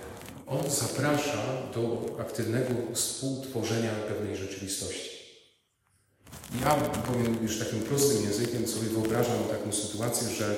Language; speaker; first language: Polish; native; Polish